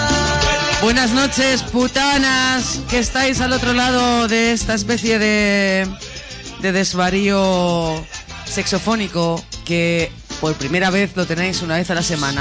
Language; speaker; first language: Spanish; native; Spanish